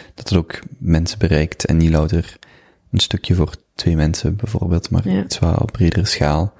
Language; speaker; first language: Dutch; native; Dutch